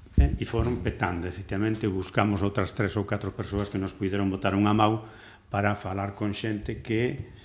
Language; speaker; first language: Galician; non-native, local second language; Spanish